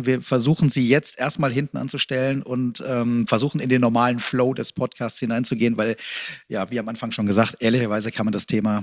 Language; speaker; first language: German; native; German